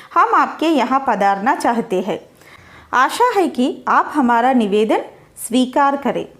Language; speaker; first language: Hindi; non-native, local second language; Telugu